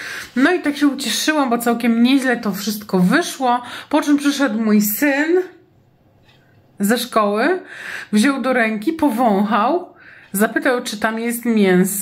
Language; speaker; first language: Polish; native; Polish